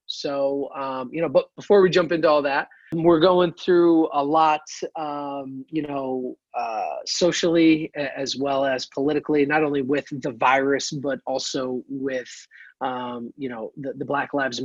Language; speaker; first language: English; native; English